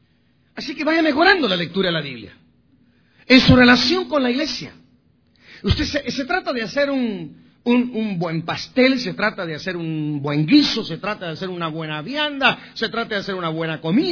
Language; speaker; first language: Spanish; native; Spanish